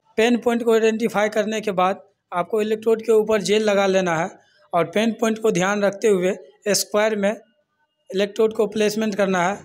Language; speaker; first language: Hindi; native; Hindi